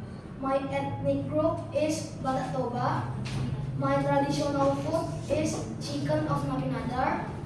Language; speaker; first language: English; non-native, learner; Indonesian